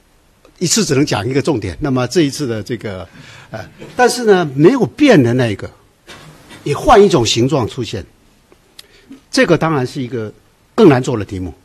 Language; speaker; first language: Chinese; native; Chinese